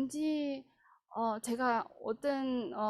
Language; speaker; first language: Korean; non-native, fluent; Chinese